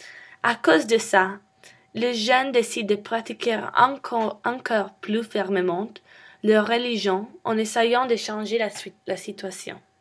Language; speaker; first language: French; non-native, learner; English